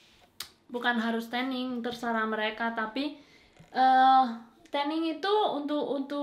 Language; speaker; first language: Indonesian; non-native, fluent; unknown